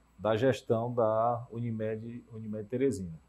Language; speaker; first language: Portuguese; native; Portuguese